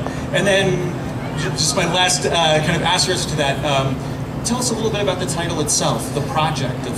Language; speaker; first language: English; native; English